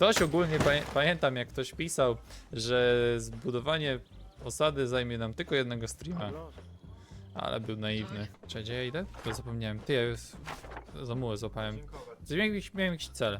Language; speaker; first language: Polish; native; Polish